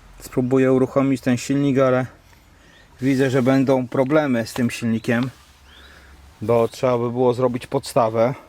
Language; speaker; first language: Polish; native; Polish